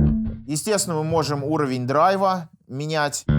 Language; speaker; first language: Russian; native; Russian